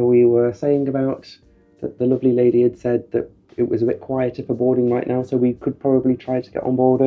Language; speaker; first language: English; native; English